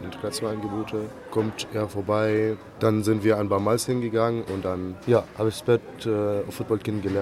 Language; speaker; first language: German; non-native, fluent; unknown